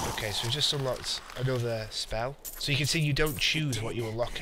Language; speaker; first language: English; native; English